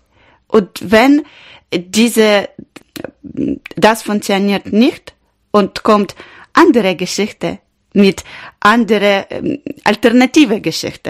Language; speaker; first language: German; non-native, learner; Ukrainian